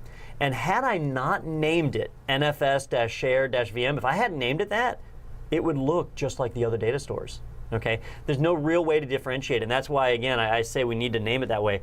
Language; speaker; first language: English; native; English